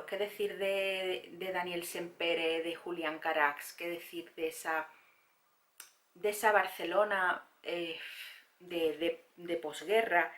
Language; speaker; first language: Spanish; native; Spanish